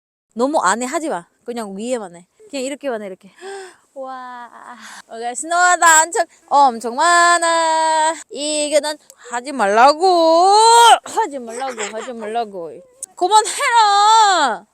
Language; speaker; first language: Korean; non-native, learner; Filipino